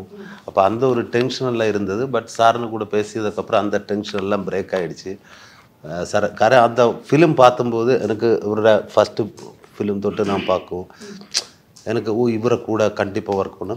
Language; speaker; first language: Tamil; non-native, learner; Malayalam